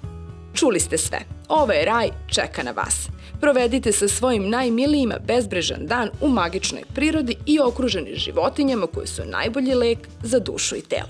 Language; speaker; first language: Serbian; native; Serbian